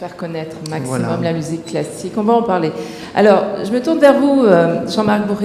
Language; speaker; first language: French; native; French